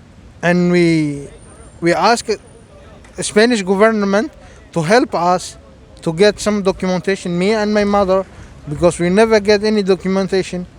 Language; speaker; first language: English; non-native, fluent; Somali